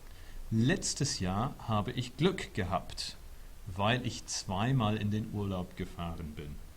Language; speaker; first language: German; non-native, fluent; English